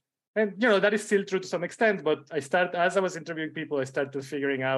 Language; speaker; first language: English; early bilingual, other home language; Spanish